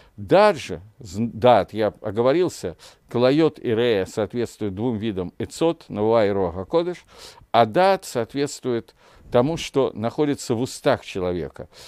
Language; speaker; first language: Russian; native; Russian